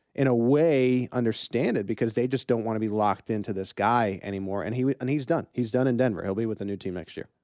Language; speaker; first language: English; native; English